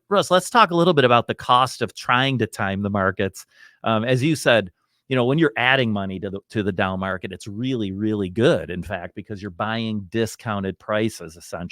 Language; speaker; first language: English; native; English